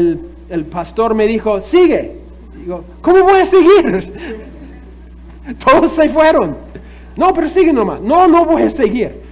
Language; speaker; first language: Spanish; non-native, fluent; English